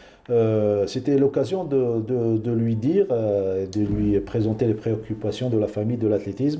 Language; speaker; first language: French; non-native, local second language; Arabic